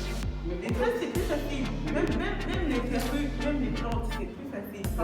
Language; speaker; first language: French; non-native, local second language; Kinyarwanda